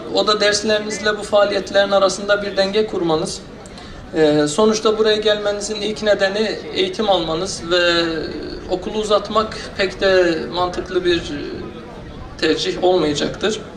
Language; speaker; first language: Turkish; non-native, fluent; Persian